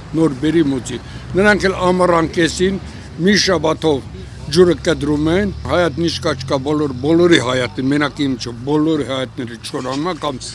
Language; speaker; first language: Armenian; native; Armenian